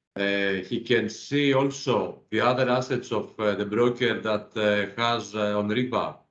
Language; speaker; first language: English; non-native, fluent; Greek